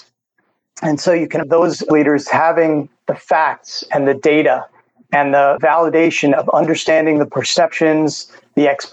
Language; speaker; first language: English; native; English